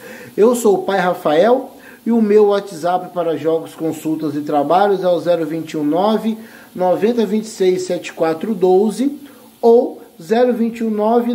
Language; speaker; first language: Portuguese; native; Portuguese